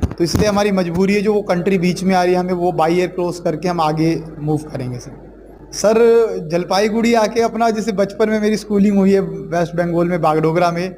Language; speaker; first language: Hindi; native; Hindi